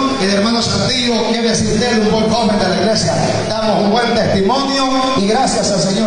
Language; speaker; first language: Spanish; native; Spanish